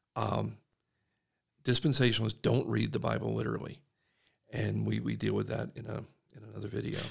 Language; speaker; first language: English; native; English